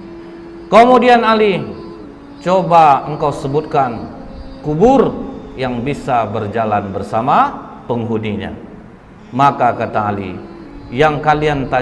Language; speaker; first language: Indonesian; native; Indonesian